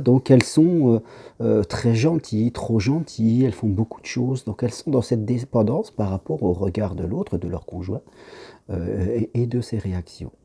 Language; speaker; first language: French; native; French